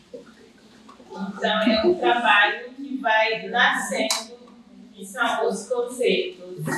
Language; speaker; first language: Portuguese; non-native, local second language; Guarani